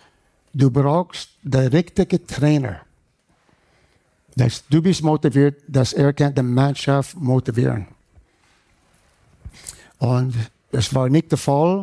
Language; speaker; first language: German; non-native, fluent; English